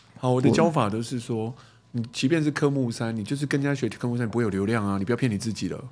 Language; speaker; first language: Chinese; native; Chinese